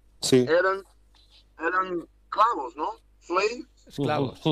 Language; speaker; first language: Spanish; non-native, learner; English